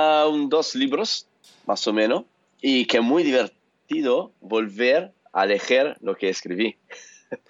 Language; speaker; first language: Spanish; non-native, learner; Italian